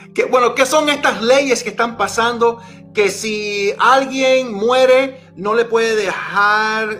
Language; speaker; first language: Spanish; early bilingual, heritage; Spanish